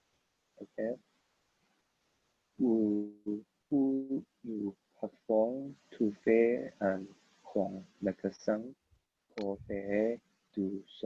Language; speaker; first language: French; non-native, learner; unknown